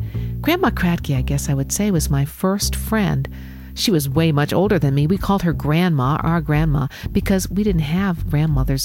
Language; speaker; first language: English; native; English